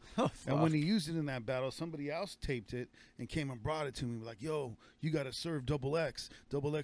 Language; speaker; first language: English; native; English